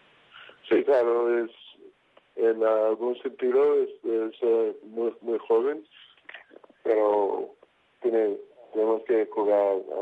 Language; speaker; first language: Spanish; non-native, fluent; English